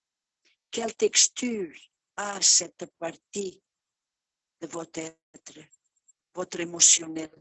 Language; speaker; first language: French; non-native, fluent; Catalan